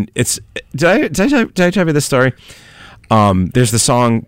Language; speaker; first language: English; native; English